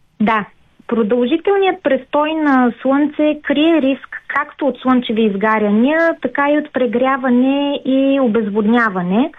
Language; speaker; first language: Bulgarian; native; Bulgarian